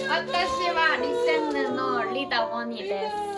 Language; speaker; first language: Japanese; non-native, learner; Korean